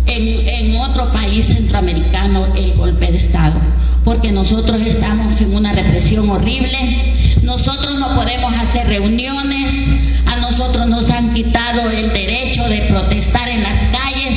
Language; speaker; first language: Spanish; native; Spanish